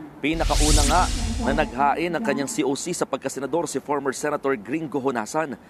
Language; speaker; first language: Filipino; native; Filipino